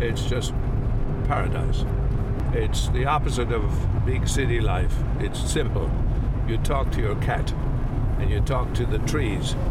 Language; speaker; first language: English; native; English